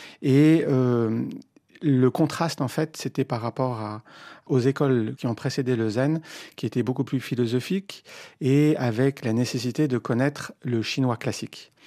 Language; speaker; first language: French; native; French